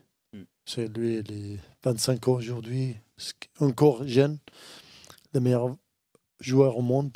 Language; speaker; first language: French; non-native, learner; Arabic